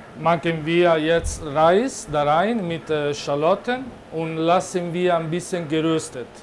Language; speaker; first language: German; non-native, learner; Italian